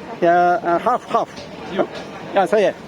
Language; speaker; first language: English; non-native, learner; Japanese